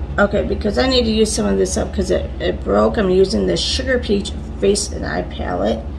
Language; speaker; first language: English; native; English